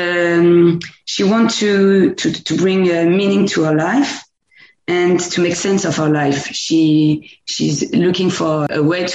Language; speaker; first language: English; non-native, fluent; French